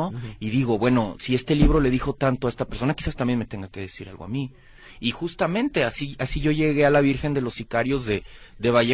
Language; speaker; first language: Spanish; native; Spanish